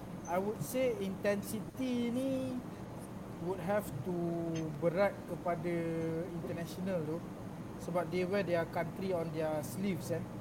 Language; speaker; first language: English; non-native, local second language; Malay